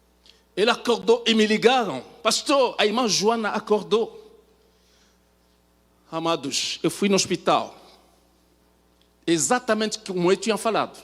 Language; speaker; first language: Portuguese; non-native, fluent; French